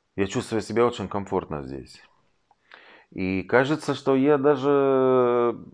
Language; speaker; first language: Russian; non-native, fluent; Arabic